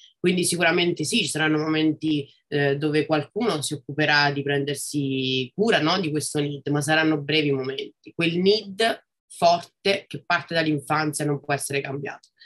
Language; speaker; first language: Italian; native; Italian